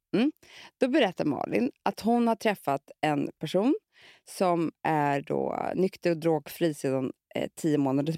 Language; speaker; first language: Swedish; native; Swedish